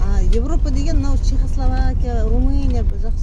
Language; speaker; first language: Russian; non-native, local second language; Kazakh